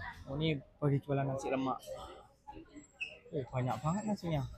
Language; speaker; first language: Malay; non-native, local second language; Javanese